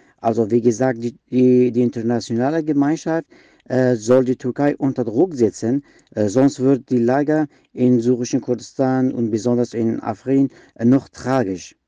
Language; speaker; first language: German; non-native, learner; Kurdish